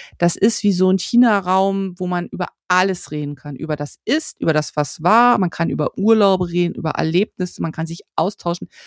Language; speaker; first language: German; native; German